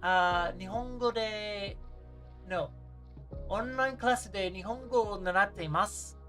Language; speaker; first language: Japanese; non-native, learner; English